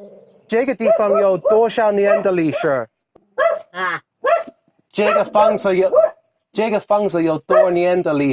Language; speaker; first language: Chinese; non-native, fluent; English